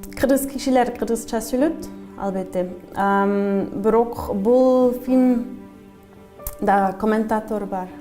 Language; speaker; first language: Kyrgyz; non-native, learner; German